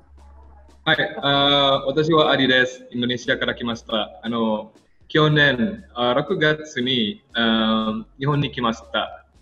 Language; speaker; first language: Japanese; non-native, learner; Indonesian